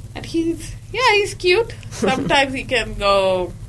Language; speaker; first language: English; non-native, local second language; Hindi